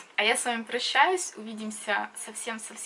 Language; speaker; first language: Russian; native; Russian